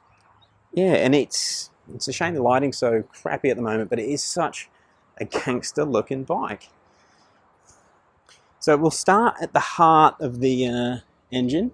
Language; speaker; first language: English; native; English